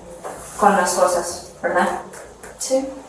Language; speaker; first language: Spanish; early bilingual, heritage; Spanish